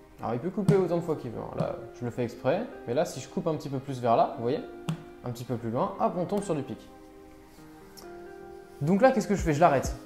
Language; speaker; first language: French; native; French